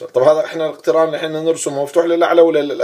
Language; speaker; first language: Arabic; native; Arabic